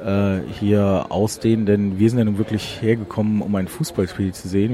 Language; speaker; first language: German; native; German